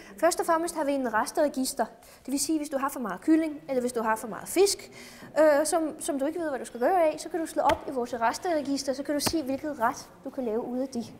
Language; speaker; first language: Danish; non-native, fluent; Russian